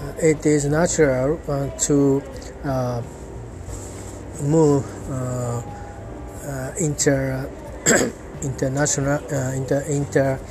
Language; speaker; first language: English; non-native, learner; Japanese